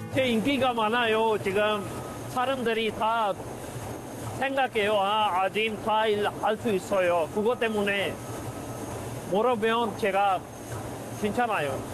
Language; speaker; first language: Korean; non-native, learner; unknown